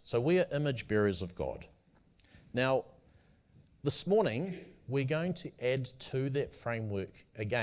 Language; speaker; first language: English; native; English